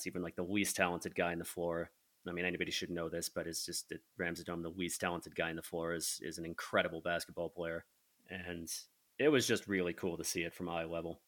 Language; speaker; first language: English; native; English